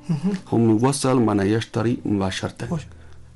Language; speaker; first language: Arabic; non-native, learner; Chinese